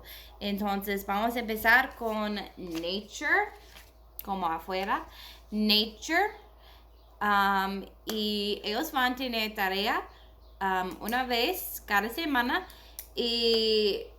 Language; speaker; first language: Spanish; non-native, learner; English